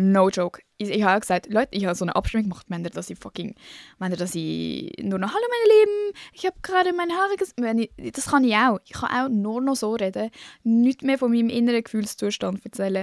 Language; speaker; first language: German; native; German